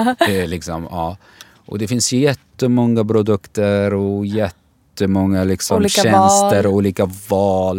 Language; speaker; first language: Swedish; non-native, learner; Arabic